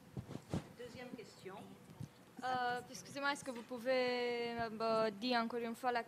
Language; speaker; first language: French; non-native, fluent; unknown